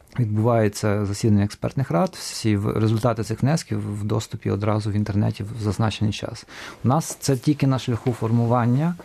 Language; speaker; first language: Ukrainian; native; Ukrainian